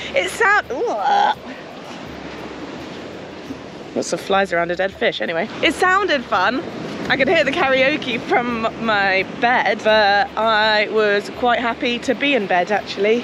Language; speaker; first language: English; native; English